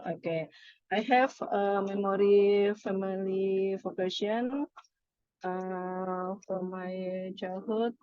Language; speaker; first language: English; non-native, learner; Indonesian